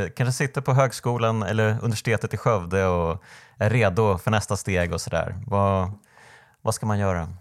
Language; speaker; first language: Swedish; native; Swedish